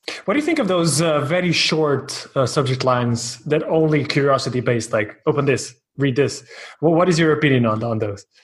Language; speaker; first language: English; non-native, fluent; Portuguese